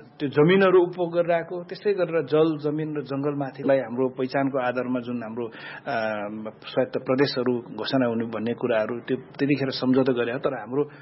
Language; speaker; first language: Nepali; non-native, local second language; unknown